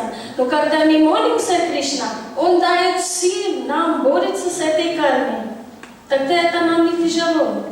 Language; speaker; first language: Russian; non-native, learner; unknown